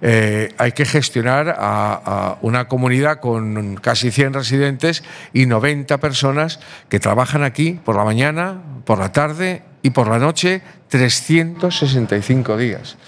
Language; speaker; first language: Spanish; native; Spanish